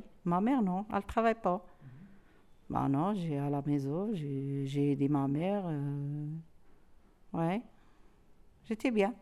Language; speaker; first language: French; non-native, learner; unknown